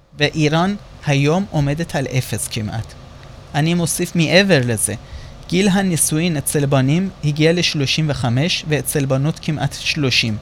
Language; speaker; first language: Hebrew; non-native, fluent; Persian